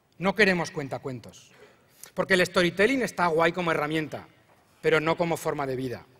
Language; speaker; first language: Spanish; native; Spanish